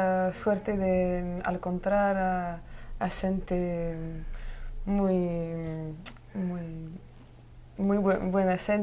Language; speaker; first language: Spanish; non-native, learner; French